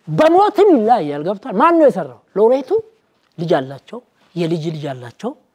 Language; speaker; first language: Amharic; non-native, local second language; Oromo